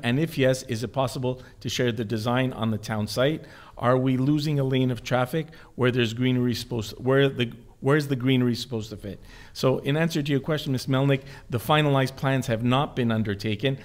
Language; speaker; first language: English; native; English